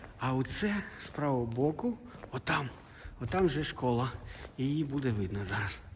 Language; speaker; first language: Ukrainian; native; Ukrainian